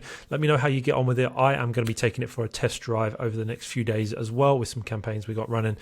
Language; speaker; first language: English; native; English